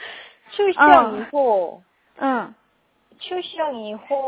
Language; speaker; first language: Chinese; non-native, learner; Korean